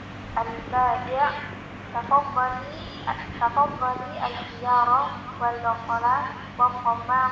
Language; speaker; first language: Arabic; non-native, learner; Indonesian